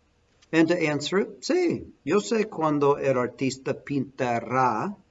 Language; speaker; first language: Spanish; non-native, fluent; English